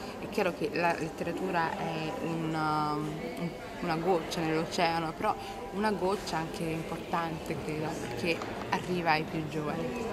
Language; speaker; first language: Italian; early bilingual, other home language; Somali